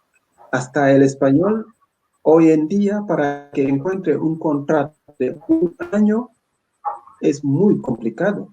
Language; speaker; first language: Spanish; non-native, fluent; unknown